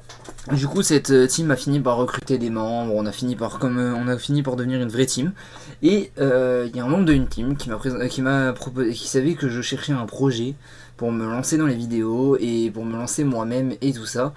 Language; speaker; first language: French; native; French